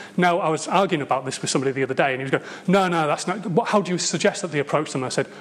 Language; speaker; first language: English; native; English